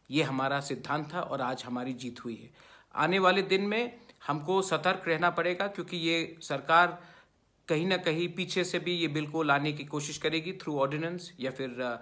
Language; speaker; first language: Hindi; non-native, local second language; Kok Borok